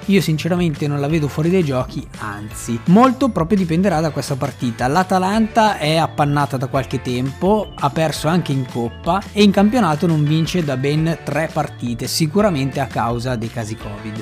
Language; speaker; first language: Italian; native; Italian